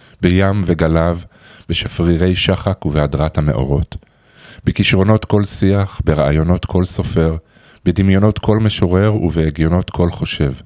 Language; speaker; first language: Hebrew; native; Hebrew